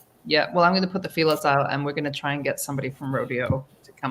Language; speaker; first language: English; native; English